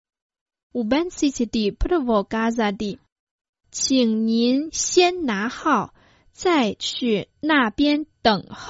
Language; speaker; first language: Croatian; non-native, fluent; Chinese